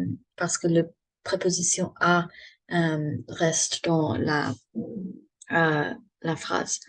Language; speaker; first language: French; non-native, learner; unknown